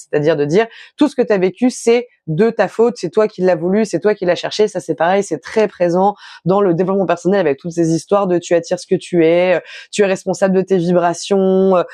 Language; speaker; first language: French; native; French